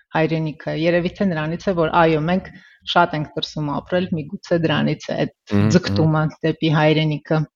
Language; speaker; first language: Armenian; early bilingual, heritage; Armenian